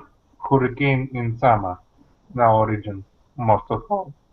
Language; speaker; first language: English; non-native, learner; Russian